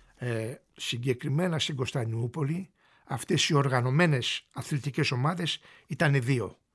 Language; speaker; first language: Greek; native; Greek